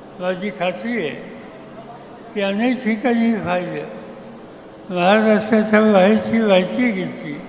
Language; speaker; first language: Marathi; native; Marathi